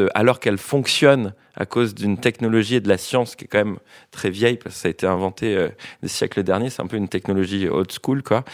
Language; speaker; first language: French; native; French